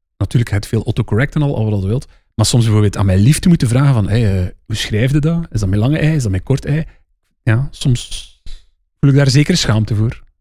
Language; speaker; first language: Dutch; non-native, local second language; French